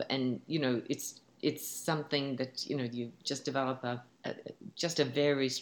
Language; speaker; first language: English; native; English